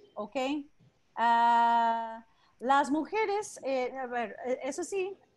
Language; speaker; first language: Spanish; non-native, fluent; English